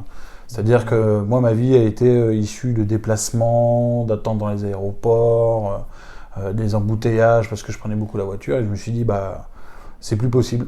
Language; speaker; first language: French; native; French